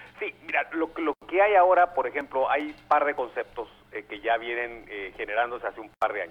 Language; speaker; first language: Spanish; native; Spanish